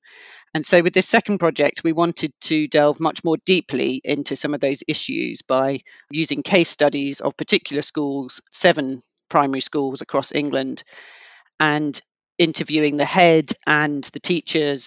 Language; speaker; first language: English; native; English